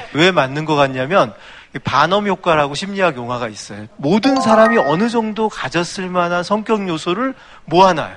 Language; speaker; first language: Korean; native; Korean